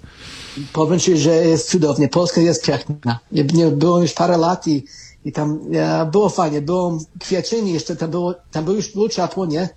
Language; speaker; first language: Polish; early bilingual, heritage; Polish